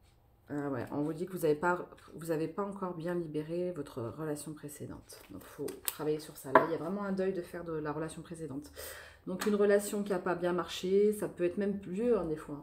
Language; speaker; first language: French; native; French